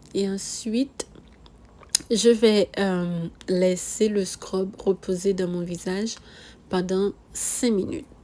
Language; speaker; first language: French; non-native, local second language; Haitian Creole